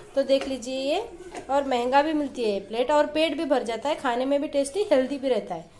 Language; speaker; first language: Hindi; non-native, local second language; Urdu